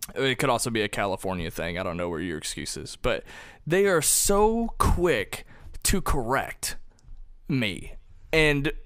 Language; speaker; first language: English; native; English